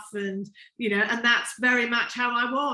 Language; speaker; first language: English; native; English